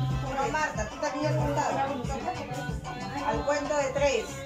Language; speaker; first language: Spanish; native; Spanish